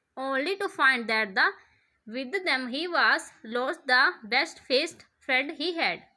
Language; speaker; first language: English; non-native, local second language; Punjabi